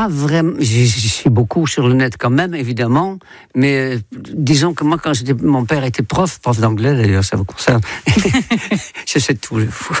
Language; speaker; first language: French; non-native, fluent; Dutch